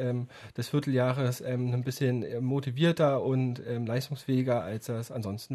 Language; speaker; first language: German; native; German